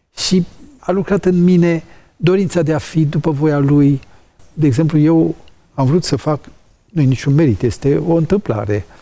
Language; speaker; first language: Romanian; native; Romanian